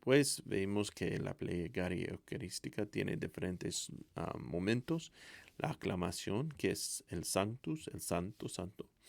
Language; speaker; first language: Spanish; non-native, fluent; English